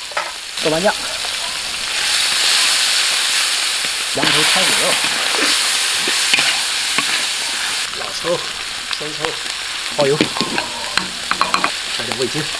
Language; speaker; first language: Chinese; native; Chinese